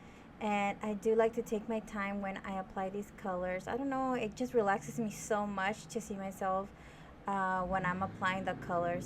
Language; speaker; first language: English; native; English